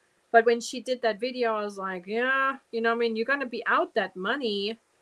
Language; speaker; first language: English; early bilingual, other home language; German